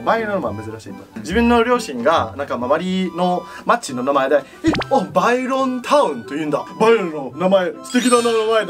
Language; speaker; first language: Japanese; non-native, fluent; English